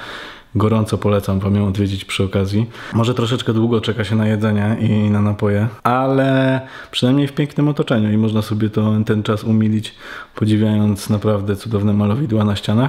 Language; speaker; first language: Polish; native; Polish